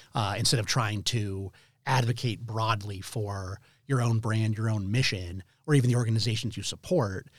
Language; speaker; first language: English; native; English